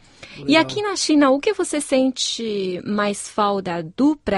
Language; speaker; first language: Portuguese; non-native, fluent; Chinese